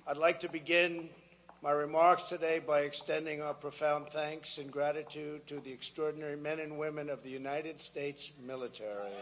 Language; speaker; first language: English; native; English